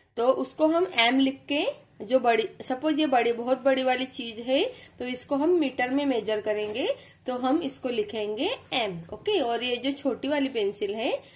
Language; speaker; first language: Hindi; non-native, local second language; Marathi